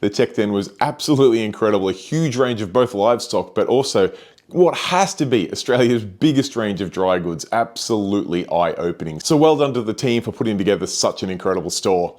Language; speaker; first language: English; native; English